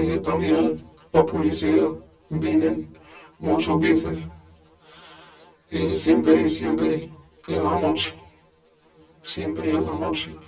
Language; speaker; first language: Spanish; non-native, learner; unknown